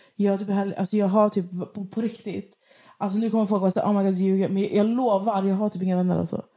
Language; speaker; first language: Swedish; early bilingual, other home language; Arabic